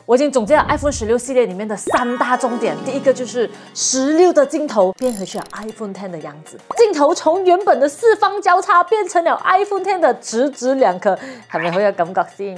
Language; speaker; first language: Chinese; non-native, local second language; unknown